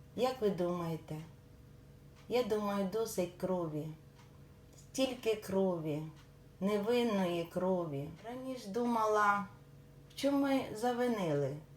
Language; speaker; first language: Ukrainian; native; Ukrainian